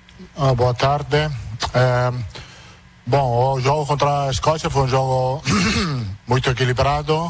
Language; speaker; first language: Portuguese; non-native, fluent; Italian